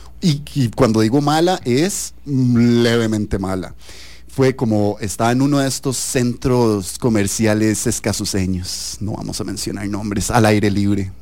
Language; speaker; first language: Spanish; native; Spanish